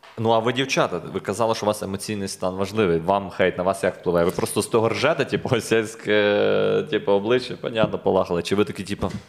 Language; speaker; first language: Ukrainian; native; Ukrainian